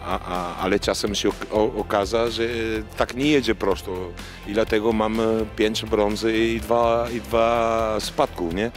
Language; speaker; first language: Polish; non-native, learner; Italian